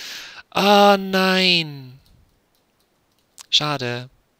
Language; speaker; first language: German; native; German